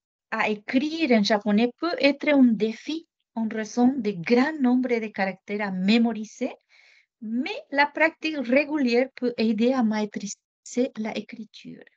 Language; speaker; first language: French; non-native, fluent; Japanese